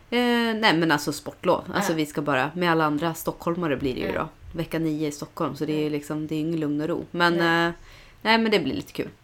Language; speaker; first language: Swedish; native; Swedish